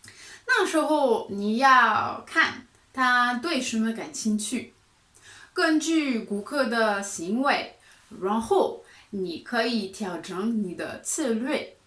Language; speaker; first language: Chinese; non-native, fluent; French